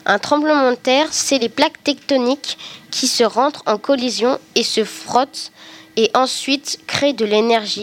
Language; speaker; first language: French; native; French